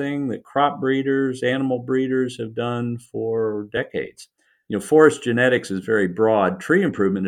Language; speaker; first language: English; native; English